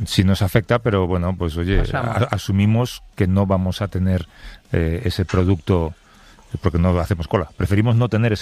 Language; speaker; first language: Spanish; native; Spanish